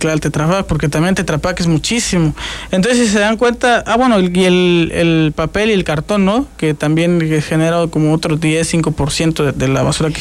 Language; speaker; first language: Spanish; native; Spanish